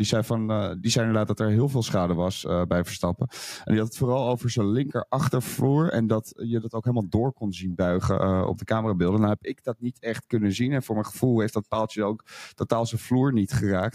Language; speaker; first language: Dutch; native; Dutch